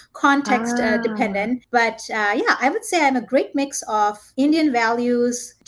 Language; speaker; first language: English; early bilingual, heritage; German